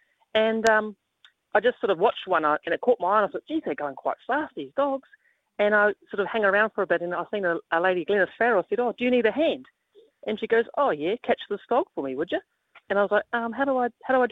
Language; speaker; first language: English; native; English